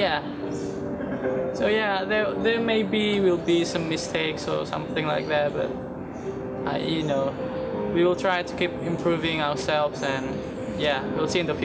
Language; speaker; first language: English; non-native, learner; Indonesian